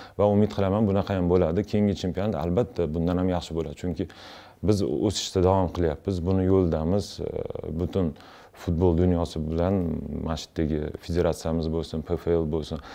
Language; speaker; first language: Uzbek; non-native, local second language; Russian